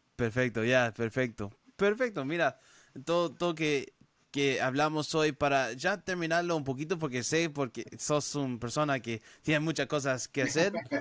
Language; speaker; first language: Spanish; early bilingual, heritage; Spanish